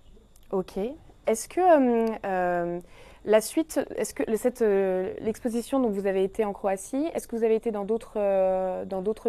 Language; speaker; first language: French; native; French